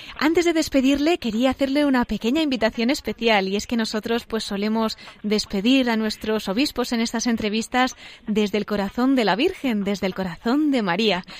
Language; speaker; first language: Spanish; native; Spanish